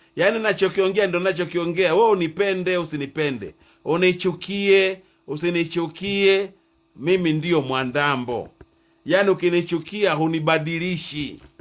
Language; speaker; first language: Swahili; native; Swahili